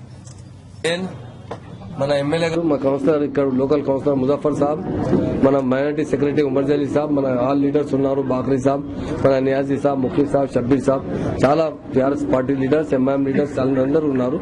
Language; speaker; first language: Telugu; non-native, local second language; Urdu